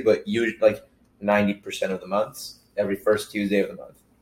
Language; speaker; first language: English; early bilingual, other home language; Spanish